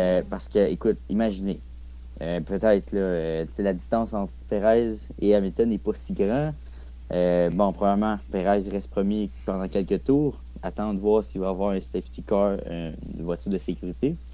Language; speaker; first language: French; native; French